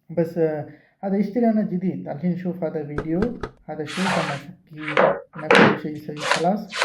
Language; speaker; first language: Arabic; non-native, learner; Bangla